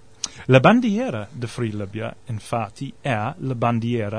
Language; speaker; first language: Italian; non-native, learner; English